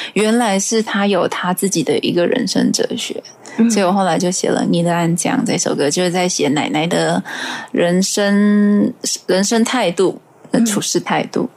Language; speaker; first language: Chinese; non-native, local second language; Hakka Chinese